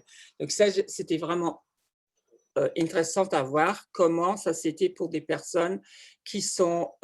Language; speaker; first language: French; non-native, fluent; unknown